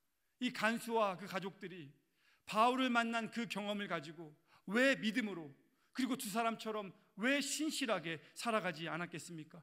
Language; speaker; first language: Korean; native; Korean